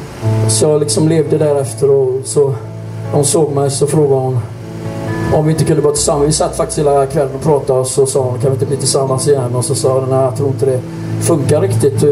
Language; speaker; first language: Swedish; native; Swedish